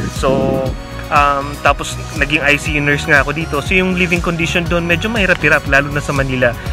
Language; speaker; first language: Filipino; non-native, local second language; Bikol